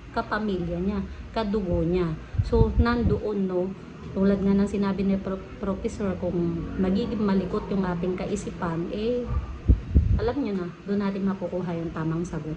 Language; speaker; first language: Filipino; native; Filipino